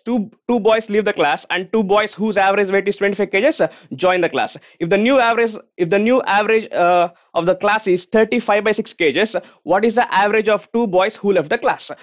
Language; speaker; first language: English; non-native, local second language; Telugu